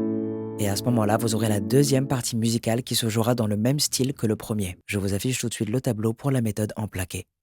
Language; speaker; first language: French; native; French